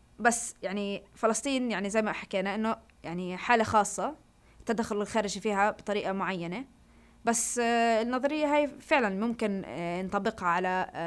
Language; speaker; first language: Arabic; early bilingual, heritage; Arabic